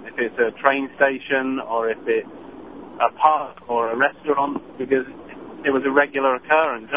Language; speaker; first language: English; native; English